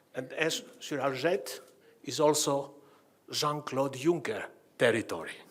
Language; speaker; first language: English; non-native, fluent; Greek